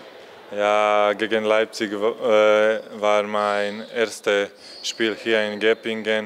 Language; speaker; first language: German; non-native, learner; Croatian